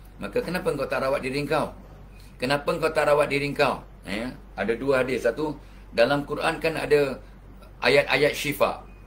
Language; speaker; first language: Malay; native; Malay